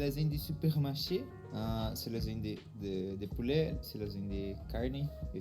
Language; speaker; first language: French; non-native, learner; Portuguese